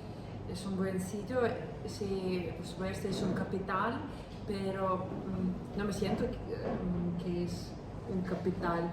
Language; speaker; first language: Spanish; non-native, learner; Ukrainian